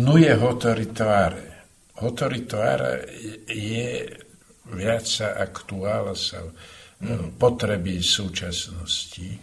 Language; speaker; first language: Romanian; non-native, fluent; Slovak